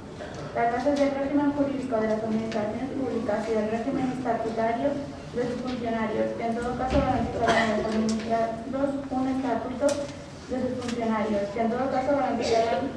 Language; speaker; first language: Spanish; native; Spanish